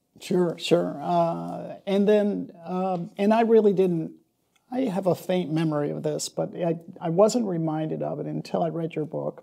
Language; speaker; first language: English; native; English